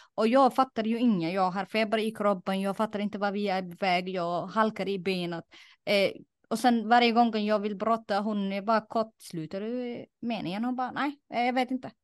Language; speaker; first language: Swedish; non-native, fluent; Somali